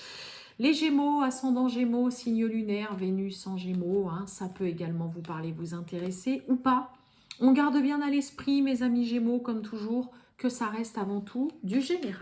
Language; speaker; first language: French; native; French